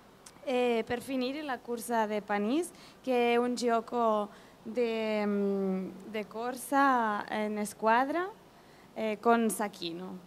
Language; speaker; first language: Italian; non-native, learner; Catalan